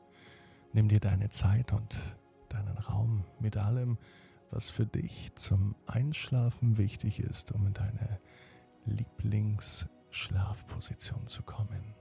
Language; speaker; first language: German; native; German